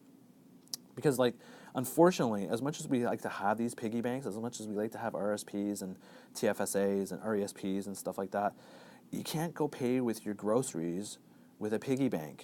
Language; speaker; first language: English; native; English